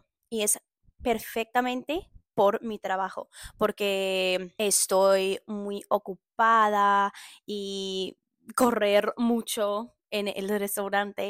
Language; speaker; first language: Spanish; non-native, learner; English